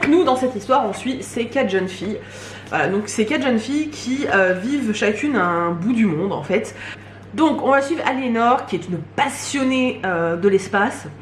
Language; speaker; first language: French; native; French